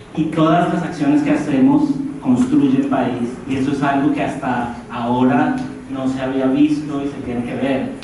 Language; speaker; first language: Spanish; native; Spanish